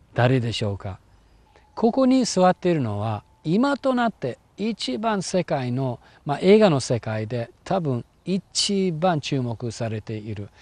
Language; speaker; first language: Japanese; non-native, fluent; English